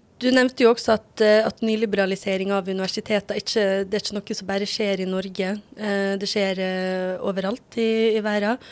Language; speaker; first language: Norwegian; native; Norwegian